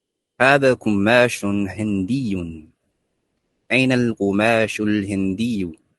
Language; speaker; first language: Arabic; non-native, learner; English